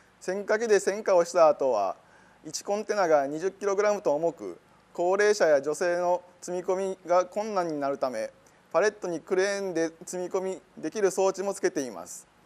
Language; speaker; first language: Japanese; native; Japanese